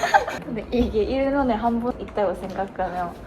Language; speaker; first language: Korean; non-native, fluent; Japanese